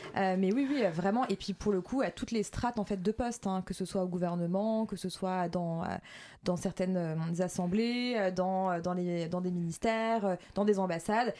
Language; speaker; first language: French; native; French